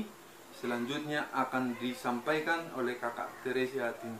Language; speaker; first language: Indonesian; native; Indonesian